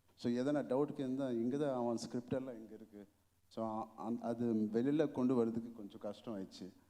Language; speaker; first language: Tamil; non-native, local second language; Telugu